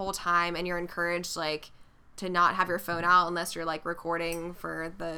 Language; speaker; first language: English; native; English